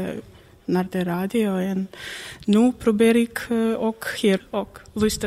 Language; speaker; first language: Dutch; non-native, learner; Croatian